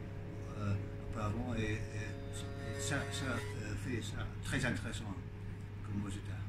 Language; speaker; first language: French; non-native, learner; English